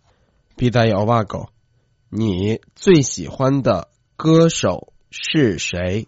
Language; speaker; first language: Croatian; non-native, fluent; Chinese